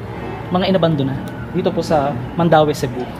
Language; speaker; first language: Filipino; native; Filipino